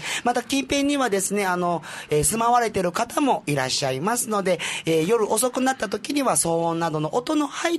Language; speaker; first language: Japanese; native; Japanese